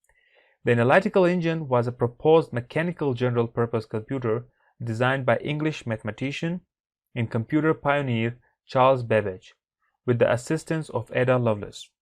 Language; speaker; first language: English; non-native, fluent; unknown